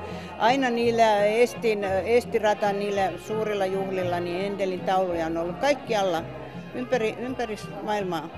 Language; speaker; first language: Finnish; non-native, fluent; Estonian